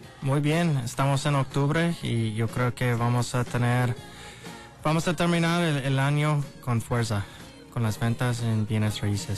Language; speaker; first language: Spanish; non-native, learner; English